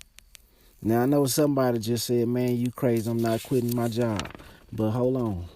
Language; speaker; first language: English; native; English